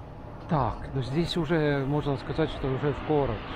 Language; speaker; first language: Russian; non-native, local second language; Estonian